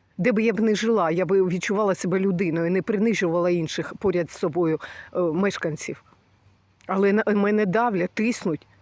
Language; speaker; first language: Ukrainian; early bilingual, other home language; Russian